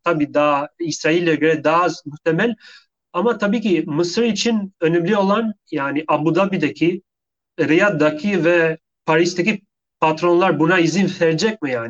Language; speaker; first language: Turkish; non-native, fluent; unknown